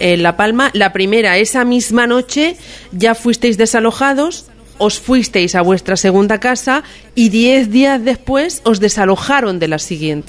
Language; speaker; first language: Spanish; native; Spanish